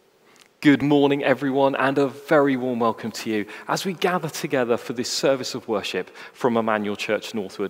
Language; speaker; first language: English; native; English